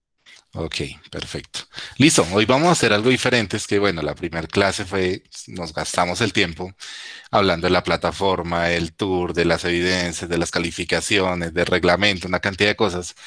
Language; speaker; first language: Spanish; native; Spanish